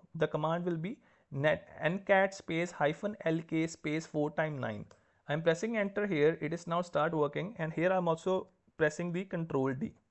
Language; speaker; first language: English; non-native, local second language; Punjabi